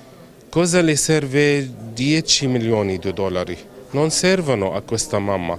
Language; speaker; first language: Italian; non-native, fluent; Arabic